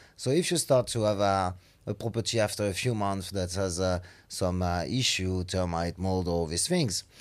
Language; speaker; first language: English; non-native, fluent; French